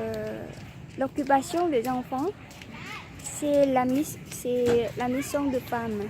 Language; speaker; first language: French; non-native, learner; Vietnamese